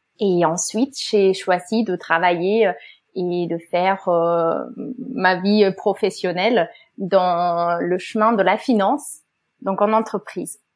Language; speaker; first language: French; non-native, fluent; German